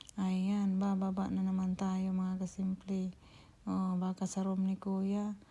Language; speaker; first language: Filipino; non-native, local second language; Cebuano